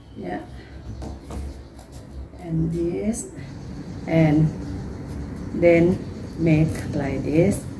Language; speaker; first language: English; non-native, learner; Thai